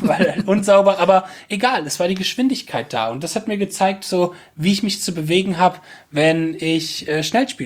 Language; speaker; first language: German; native; German